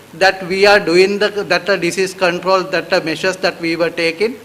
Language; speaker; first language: English; non-native, local second language; Sinhala